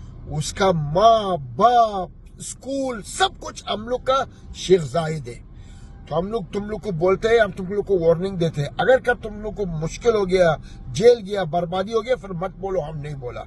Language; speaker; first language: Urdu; non-native, learner; Arabic